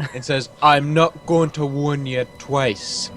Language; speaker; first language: English; native; English